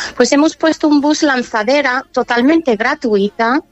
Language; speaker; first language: Spanish; non-native, fluent; English